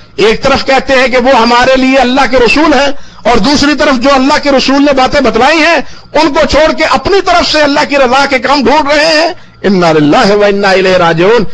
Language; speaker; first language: Urdu; non-native, local second language; Punjabi